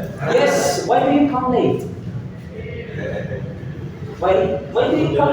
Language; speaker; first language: English; non-native, fluent; Indonesian